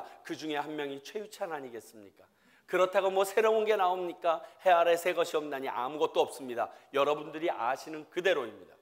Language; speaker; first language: Korean; native; Korean